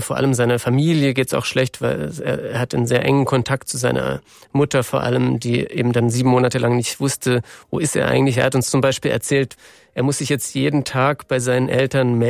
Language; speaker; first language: German; native; German